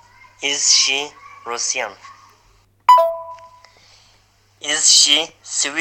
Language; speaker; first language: English; non-native, learner; Uyghur